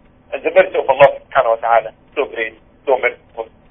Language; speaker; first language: English; non-native, fluent; Arabic